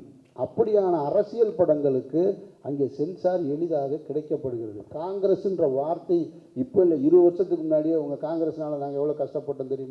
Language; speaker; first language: Tamil; native; Tamil